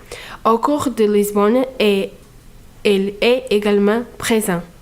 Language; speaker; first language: French; non-native, fluent; Portuguese